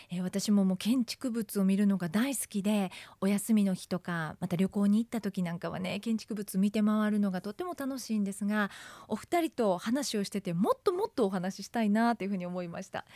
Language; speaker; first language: Japanese; native; Japanese